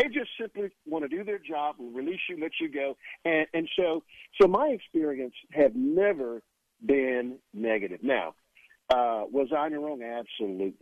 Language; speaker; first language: English; native; English